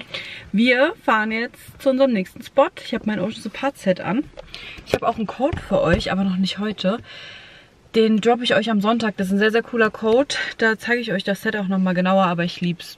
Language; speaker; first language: German; native; German